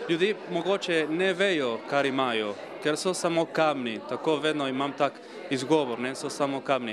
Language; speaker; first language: Slovenian; early bilingual, heritage; Spanish